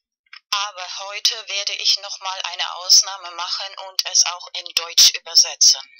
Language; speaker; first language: German; non-native, learner; Spanish